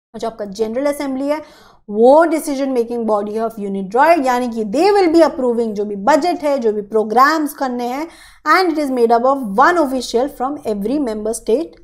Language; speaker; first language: Hindi; native; Hindi